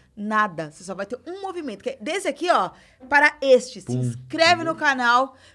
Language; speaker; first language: Portuguese; native; Portuguese